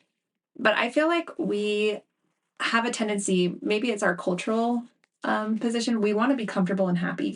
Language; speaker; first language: English; native; English